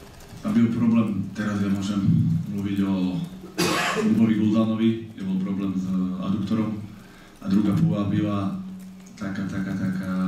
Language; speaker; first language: Polish; non-native, learner; Slovak